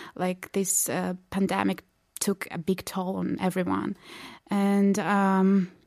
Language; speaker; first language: English; non-native, fluent; Belarusian